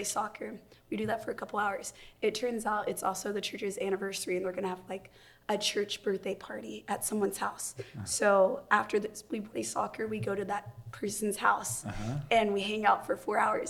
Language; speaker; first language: English; native; English